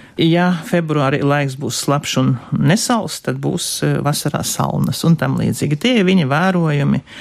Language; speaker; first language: Latvian; native; Latvian